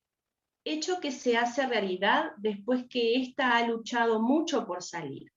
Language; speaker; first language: Spanish; native; Spanish